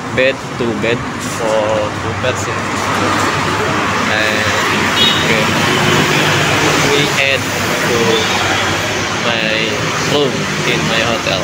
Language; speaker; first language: English; non-native, learner; Indonesian